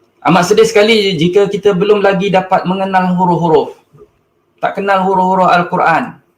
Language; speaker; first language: Malay; native; Malay